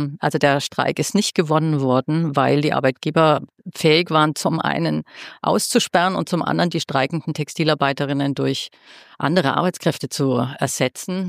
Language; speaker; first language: German; native; German